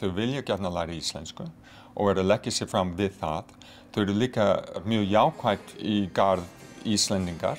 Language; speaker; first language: Icelandic; non-native, fluent; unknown